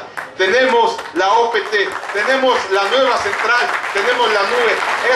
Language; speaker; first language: Spanish; native; Spanish